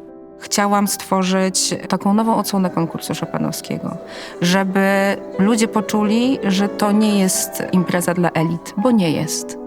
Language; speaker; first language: Polish; native; Polish